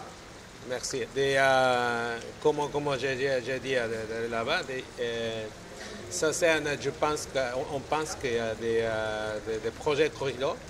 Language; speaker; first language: French; non-native, learner; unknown